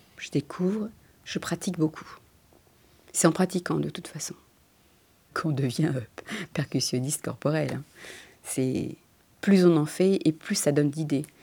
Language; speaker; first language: French; early bilingual, other home language; Spanish